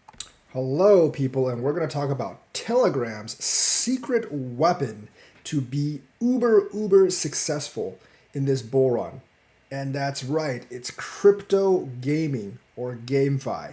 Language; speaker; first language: English; native; English